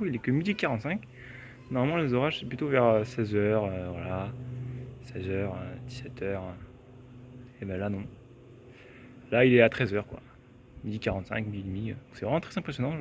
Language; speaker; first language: French; native; French